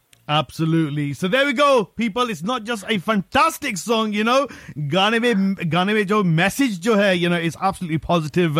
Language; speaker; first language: English; early bilingual, other home language; Hindi